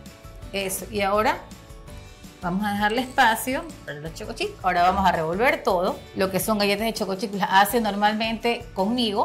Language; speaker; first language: Spanish; native; Spanish